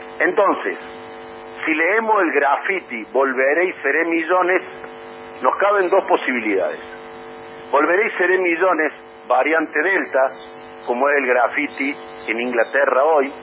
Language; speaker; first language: Spanish; native; Spanish